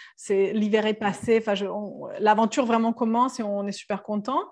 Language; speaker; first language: French; non-native, fluent; Serbian